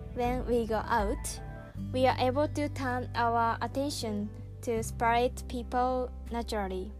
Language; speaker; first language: English; non-native, learner; Japanese